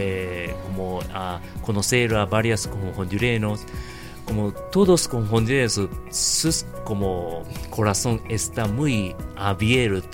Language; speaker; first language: Spanish; non-native, learner; Japanese